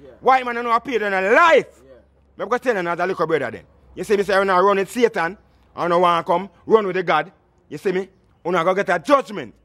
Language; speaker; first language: English; native; English